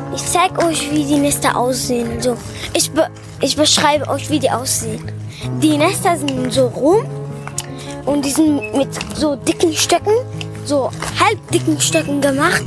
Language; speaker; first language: German; early bilingual, other home language; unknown